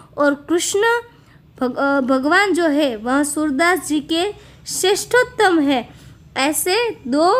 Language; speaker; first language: Hindi; non-native, local second language; Gujarati